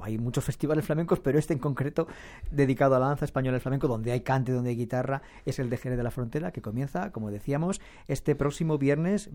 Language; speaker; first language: Spanish; native; Spanish